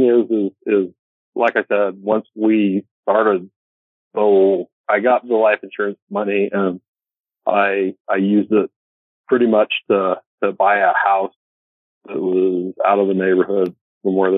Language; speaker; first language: English; native; English